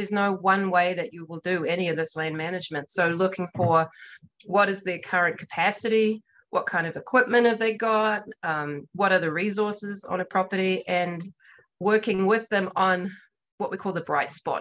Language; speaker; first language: English; native; English